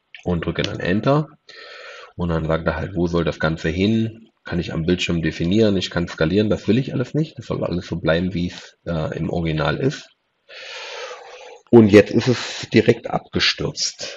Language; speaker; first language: German; native; German